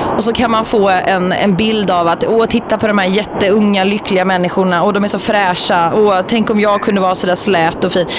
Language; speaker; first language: Swedish; native; Swedish